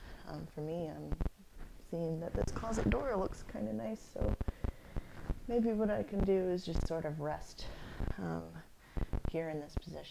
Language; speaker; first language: English; native; English